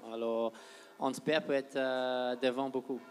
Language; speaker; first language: French; non-native, fluent; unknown